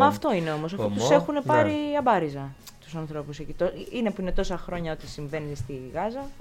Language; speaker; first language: Greek; native; Greek